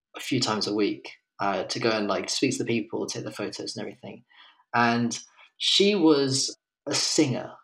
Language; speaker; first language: English; native; English